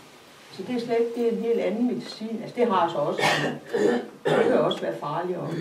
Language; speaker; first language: Danish; native; Danish